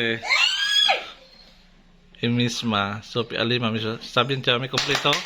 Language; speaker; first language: Spanish; non-native, learner; Filipino